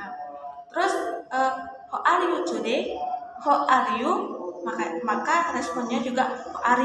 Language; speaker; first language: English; non-native, learner; Indonesian